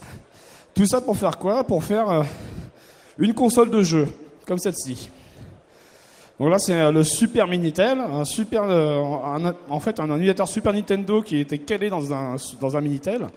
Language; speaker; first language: French; native; French